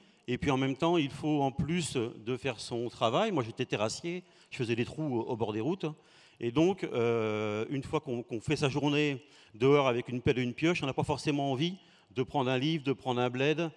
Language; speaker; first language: French; native; French